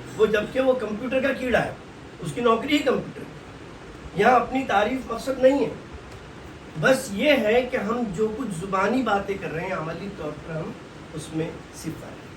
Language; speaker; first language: Urdu; native; Urdu